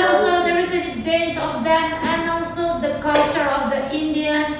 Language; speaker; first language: English; non-native, learner; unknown